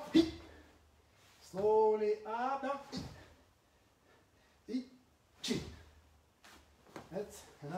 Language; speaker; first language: English; non-native, learner; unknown